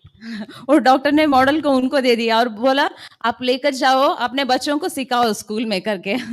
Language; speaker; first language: Hindi; non-native, local second language; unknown